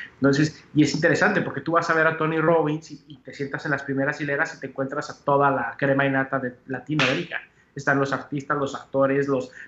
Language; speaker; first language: Spanish; early bilingual, heritage; Spanish